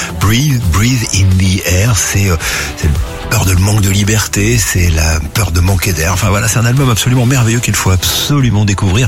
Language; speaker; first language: French; native; French